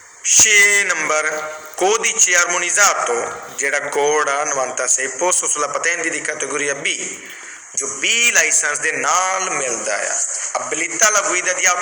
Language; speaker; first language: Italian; non-native, fluent; Punjabi